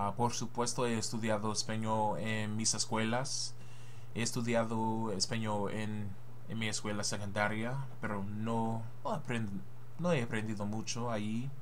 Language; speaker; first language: Spanish; non-native, learner; English